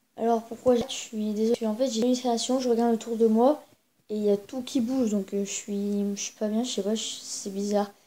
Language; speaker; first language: French; native; French